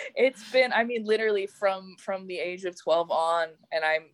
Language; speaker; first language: English; native; English